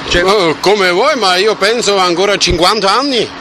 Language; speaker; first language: Italian; non-native, learner; German